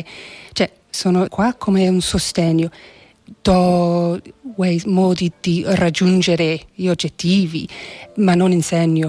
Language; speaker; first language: Italian; non-native, fluent; English